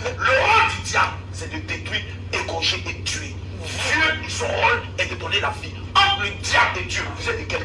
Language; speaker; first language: French; native; French